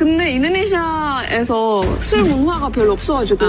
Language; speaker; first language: Korean; non-native, fluent; Indonesian